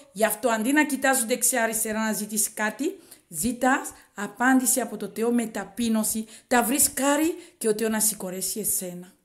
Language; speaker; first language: Greek; non-native, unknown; Swahili